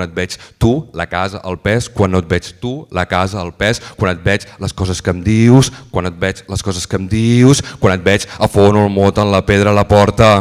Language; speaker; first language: Catalan; native; Catalan